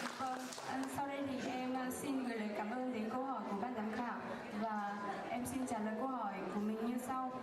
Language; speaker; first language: Vietnamese; non-native, local second language; Hmong